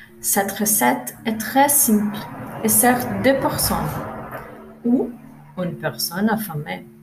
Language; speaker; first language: French; non-native, learner; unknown